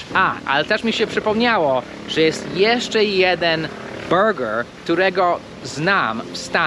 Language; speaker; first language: Polish; non-native, fluent; English